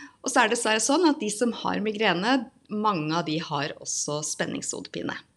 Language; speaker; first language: Norwegian; native; Norwegian